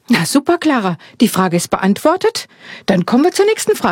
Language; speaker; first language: German; native; German